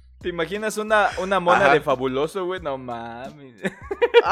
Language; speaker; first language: Spanish; native; Spanish